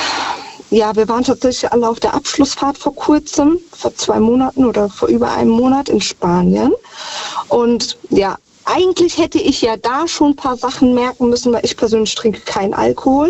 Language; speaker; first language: German; native; German